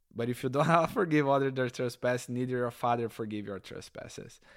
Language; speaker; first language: English; non-native, fluent; Portuguese